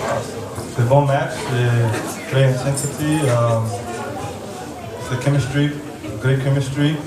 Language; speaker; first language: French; non-native, learner; English